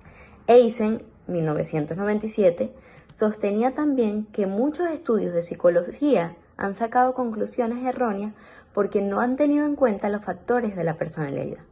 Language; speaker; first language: Spanish; native; Spanish